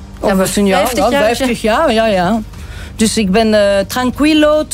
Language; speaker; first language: Dutch; non-native, local second language; French